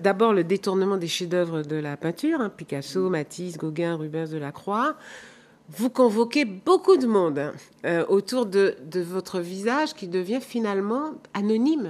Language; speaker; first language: French; native; French